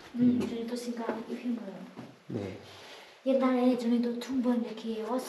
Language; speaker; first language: Korean; non-native, learner; Hmong